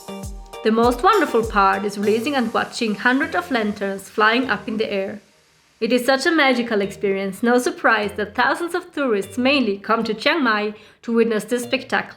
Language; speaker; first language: English; non-native, fluent; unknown